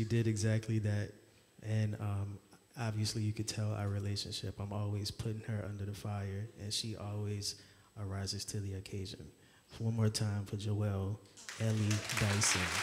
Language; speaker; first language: English; native; English